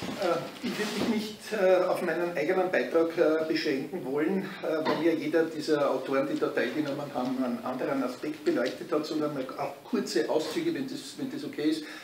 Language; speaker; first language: German; native; German